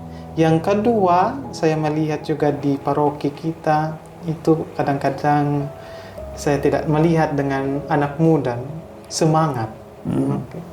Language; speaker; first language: Indonesian; non-native, fluent; Hiligaynon